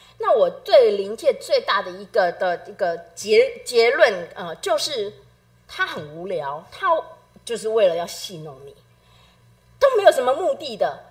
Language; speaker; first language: Chinese; native; Chinese